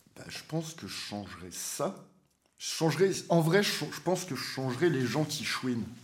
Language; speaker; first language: French; native; French